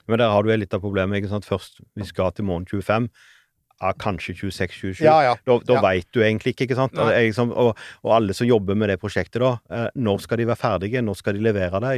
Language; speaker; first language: Norwegian; native; Norwegian